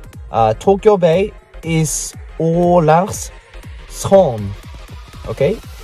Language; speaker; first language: English; non-native, fluent; Japanese